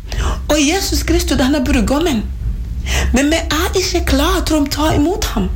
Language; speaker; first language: Norwegian; non-native, fluent; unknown